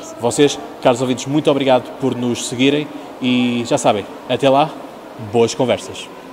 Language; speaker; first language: Portuguese; native; Portuguese